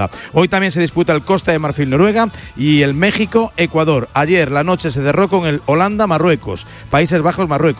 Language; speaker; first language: Spanish; native; Spanish